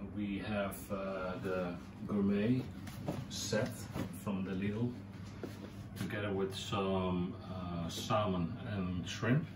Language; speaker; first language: English; non-native, fluent; Dutch